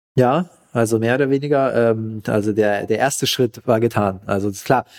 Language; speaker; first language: German; native; German